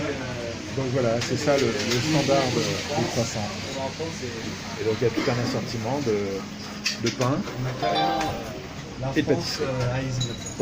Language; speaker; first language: French; native; French